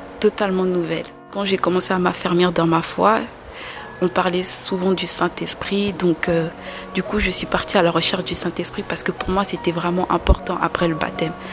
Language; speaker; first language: French; early bilingual, other home language; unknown